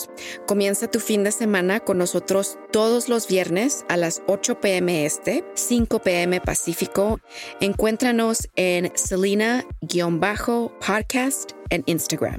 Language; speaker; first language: Spanish; early bilingual, heritage; Spanish